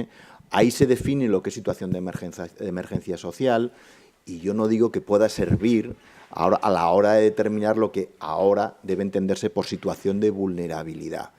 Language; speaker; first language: Spanish; native; Spanish